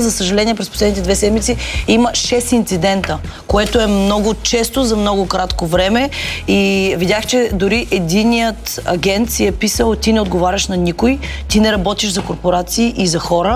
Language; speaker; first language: Bulgarian; native; Bulgarian